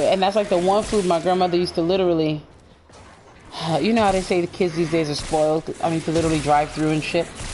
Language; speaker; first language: English; native; English